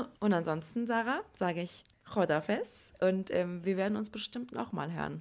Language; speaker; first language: German; early bilingual, other home language; Persian